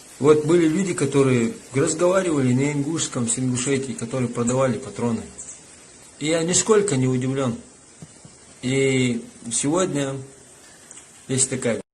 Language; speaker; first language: Russian; non-native, local second language; Ingush